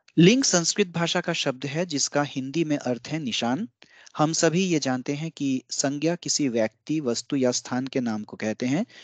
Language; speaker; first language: Hindi; non-native, local second language; Bangla